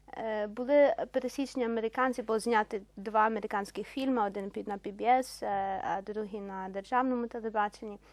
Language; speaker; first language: Ukrainian; native; Ukrainian